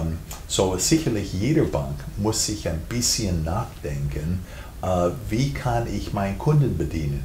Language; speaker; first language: German; non-native, fluent; English